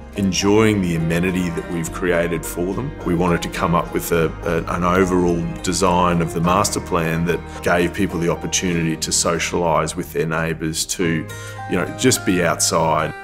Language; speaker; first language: English; native; English